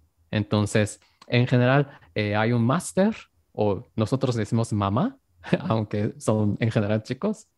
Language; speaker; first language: Spanish; non-native, fluent; Japanese